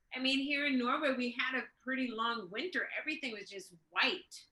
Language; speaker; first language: English; early bilingual, other home language; Swedish